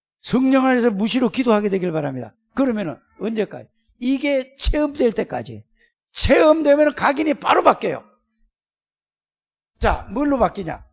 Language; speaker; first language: Korean; native; Korean